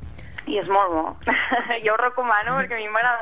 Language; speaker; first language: Catalan; native; Catalan